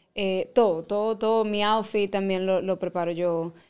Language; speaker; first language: Spanish; native; Spanish